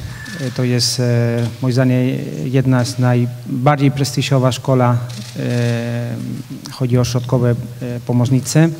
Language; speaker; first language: Polish; non-native, fluent; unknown